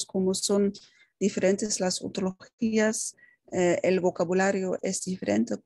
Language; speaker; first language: Spanish; non-native, fluent; Dutch